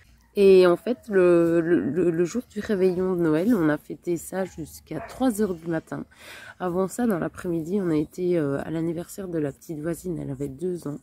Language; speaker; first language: French; native; French